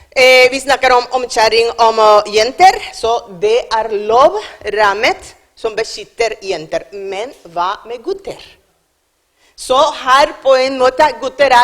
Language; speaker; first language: Norwegian; non-native, learner; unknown